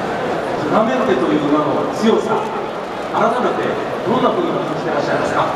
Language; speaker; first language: Japanese; native; Japanese